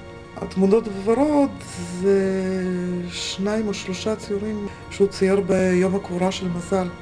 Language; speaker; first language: Hebrew; native; Hebrew